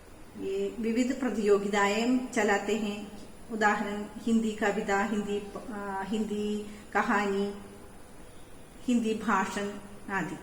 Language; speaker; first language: Hindi; non-native, local second language; Malayalam